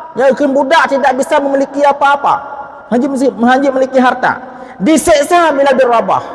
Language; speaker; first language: Malay; non-native, local second language; Achinese